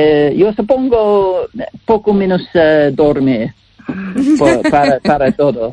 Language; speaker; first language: Spanish; non-native, learner; English